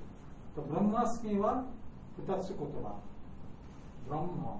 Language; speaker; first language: Japanese; non-native, fluent; Bangla